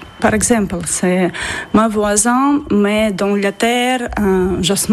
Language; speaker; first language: French; non-native, learner; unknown